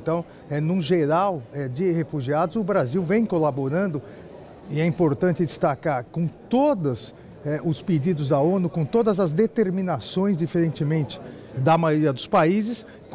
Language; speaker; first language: Portuguese; native; Portuguese